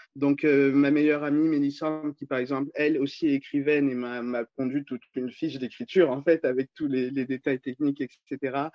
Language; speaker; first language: French; native; French